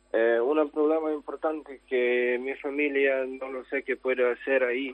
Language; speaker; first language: Spanish; non-native, learner; Ukrainian